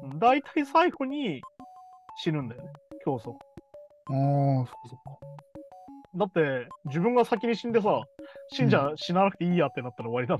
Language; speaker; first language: Japanese; native; Japanese